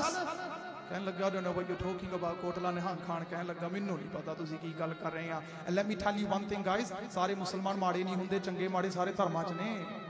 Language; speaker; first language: Punjabi; early bilingual, heritage; Punjabi